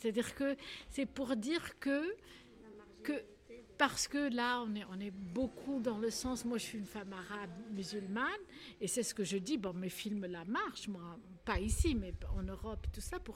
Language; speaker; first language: French; non-native, local second language; Arabic